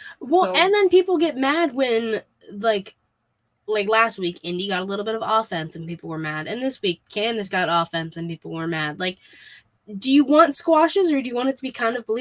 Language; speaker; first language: English; native; English